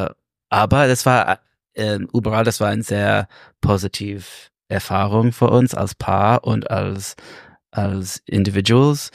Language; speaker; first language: German; non-native, learner; English